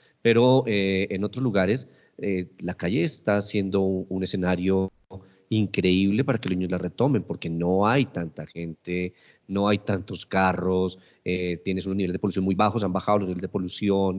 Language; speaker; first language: Spanish; native; Spanish